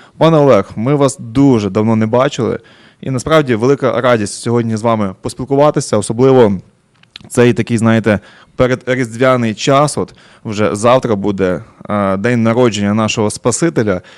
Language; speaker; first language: Ukrainian; native; Ukrainian